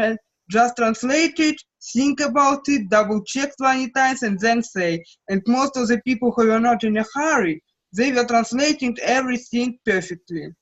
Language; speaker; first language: English; non-native, fluent; Russian